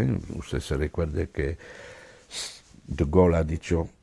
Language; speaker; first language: Spanish; non-native, fluent; Dutch